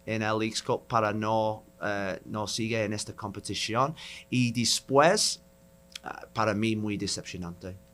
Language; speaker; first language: Spanish; non-native, learner; English